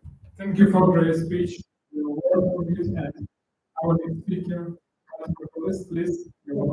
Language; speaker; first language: English; non-native, learner; Russian